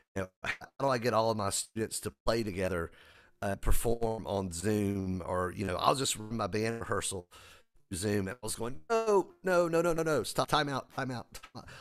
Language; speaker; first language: English; native; English